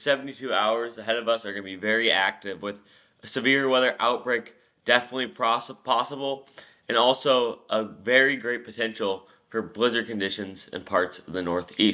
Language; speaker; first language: English; native; English